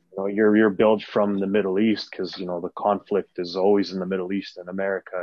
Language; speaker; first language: English; non-native, fluent; Arabic